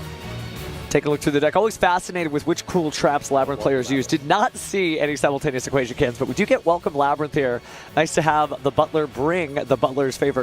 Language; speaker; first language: English; native; English